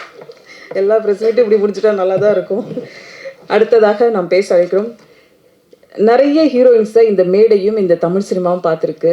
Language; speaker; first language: Tamil; native; Tamil